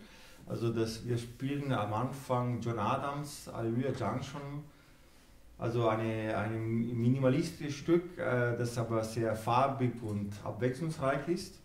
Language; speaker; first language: German; non-native, fluent; Italian